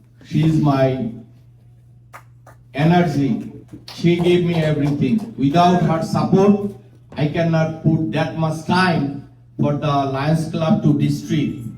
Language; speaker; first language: English; non-native, local second language; Bangla